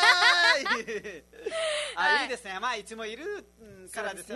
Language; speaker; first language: Japanese; non-native, fluent; Nepali